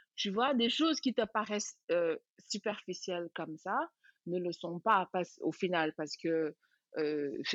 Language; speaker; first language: French; non-native, local second language; Wolof